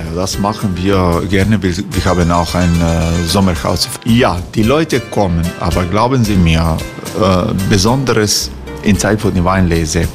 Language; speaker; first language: German; non-native, learner; Croatian